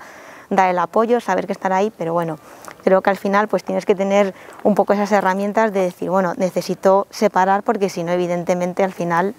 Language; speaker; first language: Spanish; native; Spanish